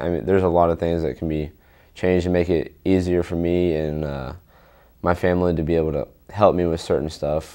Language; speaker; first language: English; native; English